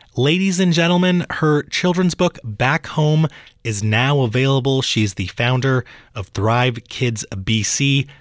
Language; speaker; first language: English; early bilingual, other home language; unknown